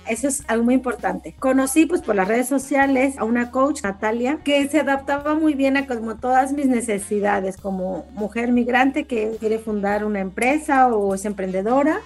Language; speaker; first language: Spanish; native; Spanish